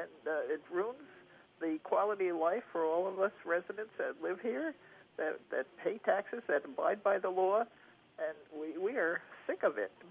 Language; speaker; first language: English; native; English